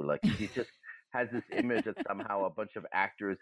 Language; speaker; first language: English; early bilingual, other home language; German